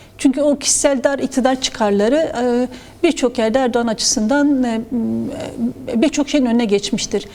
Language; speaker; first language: Turkish; non-native, local second language; Kurdish